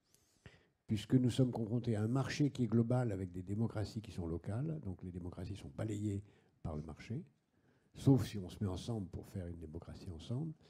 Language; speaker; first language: French; native; French